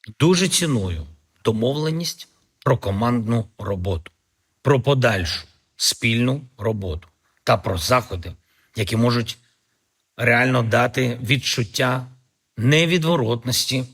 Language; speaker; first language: Ukrainian; native; Ukrainian